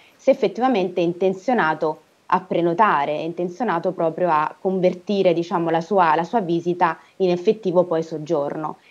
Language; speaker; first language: Italian; native; Italian